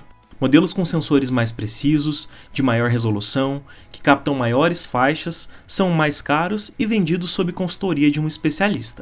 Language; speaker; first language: Portuguese; native; Portuguese